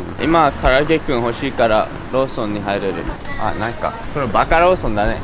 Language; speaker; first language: Japanese; non-native, learner; English